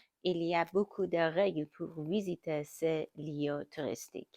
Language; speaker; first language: French; non-native, learner; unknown